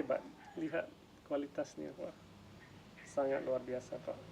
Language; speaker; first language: Indonesian; non-native, fluent; English